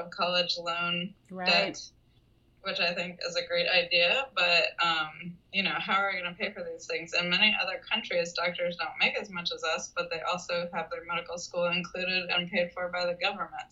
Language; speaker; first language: English; native; English